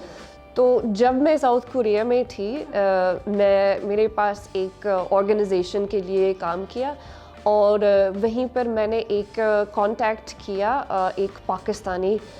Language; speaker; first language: Hindi; non-native, learner; English